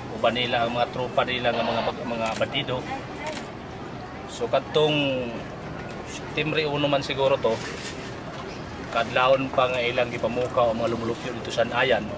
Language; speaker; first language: Cebuano; non-native, local second language; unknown